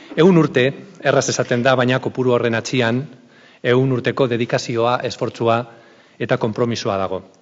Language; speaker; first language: Basque; native; Basque